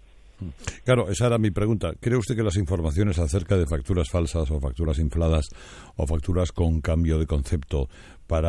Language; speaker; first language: Spanish; native; Spanish